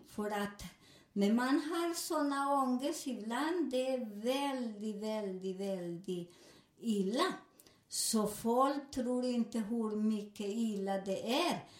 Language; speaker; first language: Swedish; non-native, learner; Spanish